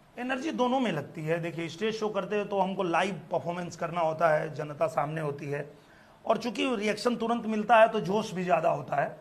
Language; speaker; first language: Hindi; native; Hindi